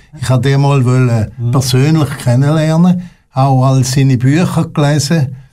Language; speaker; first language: German; non-native, local second language; French